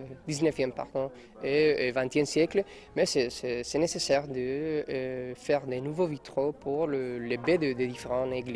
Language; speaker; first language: French; non-native, learner; Spanish